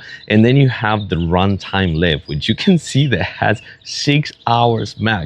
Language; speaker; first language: English; non-native, fluent; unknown